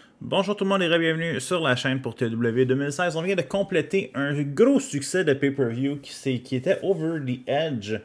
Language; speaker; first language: French; native; French